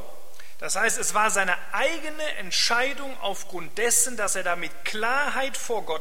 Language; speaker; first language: German; native; German